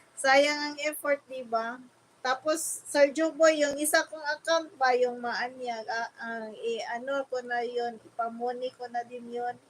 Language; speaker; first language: Filipino; non-native, local second language; Cebuano